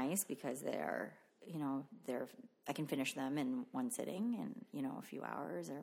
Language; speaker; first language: English; non-native, fluent; Filipino